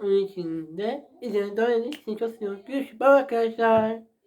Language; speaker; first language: Turkish; non-native, learner; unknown